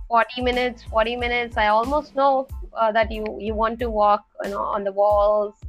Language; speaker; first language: English; non-native, local second language; Telugu